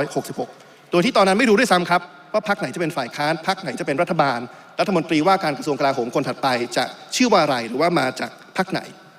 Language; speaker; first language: Thai; native; Thai